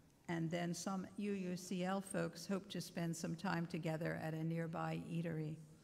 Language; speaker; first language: English; native; English